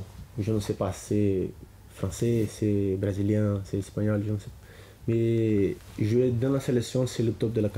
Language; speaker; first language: French; non-native, learner; Portuguese